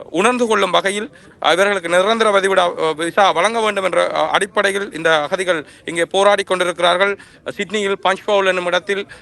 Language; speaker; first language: Tamil; native; Tamil